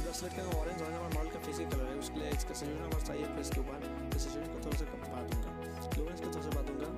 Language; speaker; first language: Hindi; non-native, local second language; Bangla